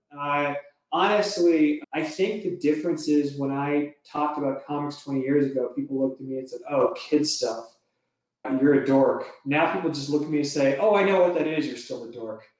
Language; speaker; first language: English; native; English